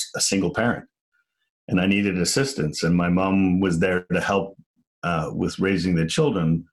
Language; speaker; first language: English; native; English